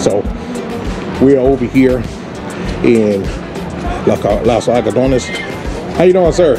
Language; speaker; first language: English; native; English